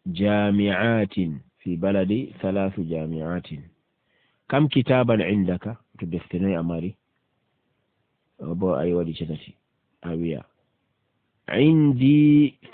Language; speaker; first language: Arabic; non-native, fluent; Fula